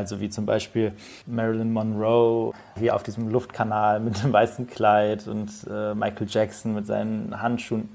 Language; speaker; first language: German; early bilingual, other home language; Persian